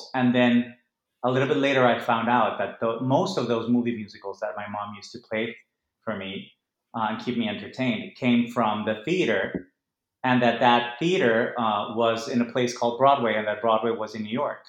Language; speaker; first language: English; non-native, fluent; Spanish